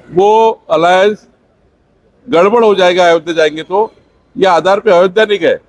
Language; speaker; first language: Hindi; non-native, local second language; Marathi